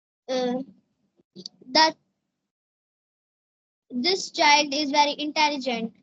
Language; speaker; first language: English; non-native, learner; Hindi